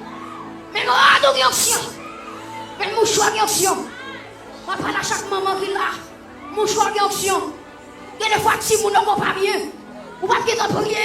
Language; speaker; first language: French; non-native, local second language; Haitian Creole